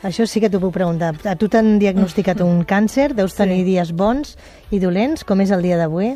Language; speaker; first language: Catalan; native; Catalan